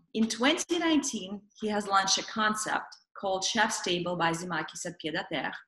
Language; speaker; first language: English; non-native, fluent; Russian